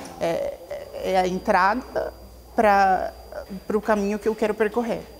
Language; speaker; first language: Portuguese; non-native, fluent; Spanish